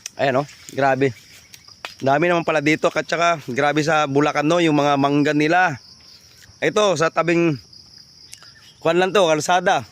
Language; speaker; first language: Filipino; non-native, local second language; Cebuano